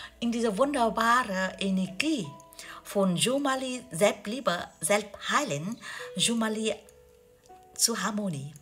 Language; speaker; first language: German; non-native, learner; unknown